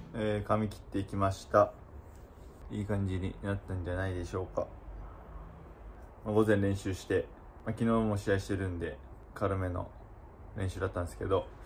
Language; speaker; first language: Japanese; native; Japanese